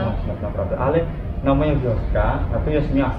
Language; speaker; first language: Polish; non-native, learner; Balinese